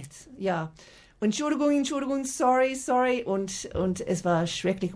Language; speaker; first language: German; non-native, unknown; English